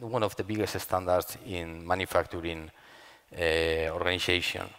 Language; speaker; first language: English; non-native, fluent; Spanish